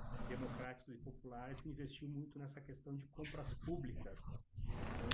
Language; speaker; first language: Portuguese; native; Portuguese